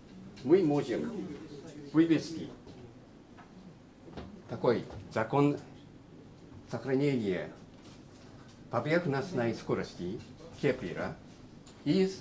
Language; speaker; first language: Russian; non-native, learner; Japanese